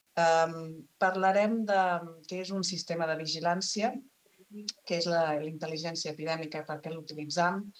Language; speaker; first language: Catalan; native; Catalan